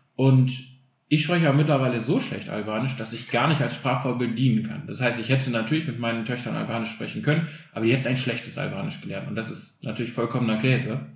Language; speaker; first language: German; early bilingual, other home language; Albanian